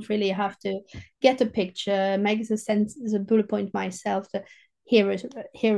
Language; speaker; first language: English; non-native, fluent; French